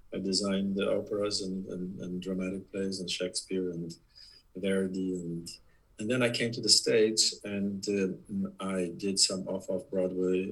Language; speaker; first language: English; non-native, fluent; Polish